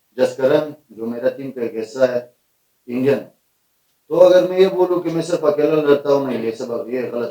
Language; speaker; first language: Hindi; non-native, fluent; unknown